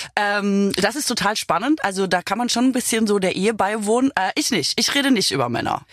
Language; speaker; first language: German; native; German